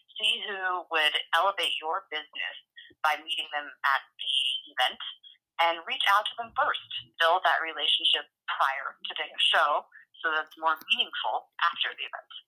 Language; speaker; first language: English; native; English